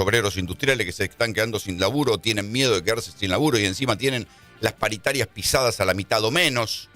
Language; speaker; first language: Spanish; native; Spanish